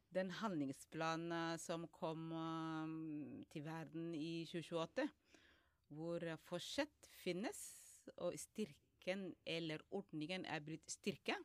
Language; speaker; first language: Norwegian; non-native, fluent; Somali